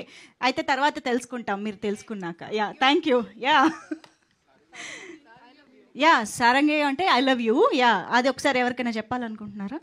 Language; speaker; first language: Telugu; native; Telugu